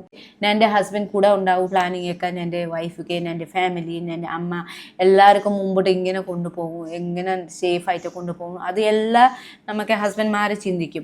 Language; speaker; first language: Malayalam; non-native, learner; Nepali